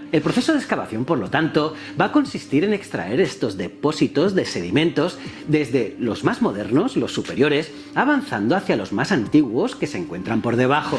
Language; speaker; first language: Spanish; native; Spanish